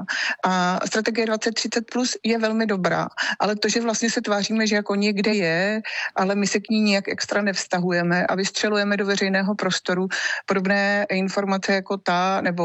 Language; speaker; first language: Czech; native; Czech